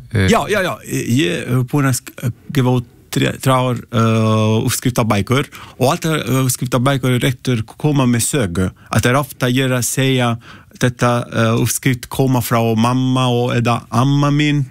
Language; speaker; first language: Icelandic; non-native, learner; Italian